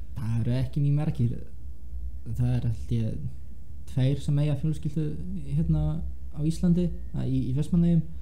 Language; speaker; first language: Icelandic; early bilingual, other home language; Polish